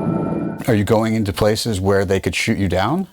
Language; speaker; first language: English; native; English